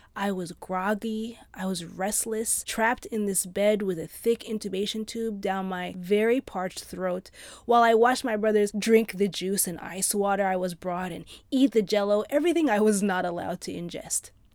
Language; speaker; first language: English; early bilingual, other home language; Arabic